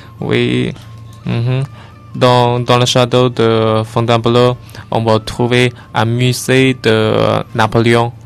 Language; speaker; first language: French; non-native, learner; Chinese